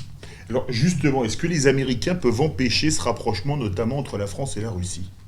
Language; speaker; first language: French; native; French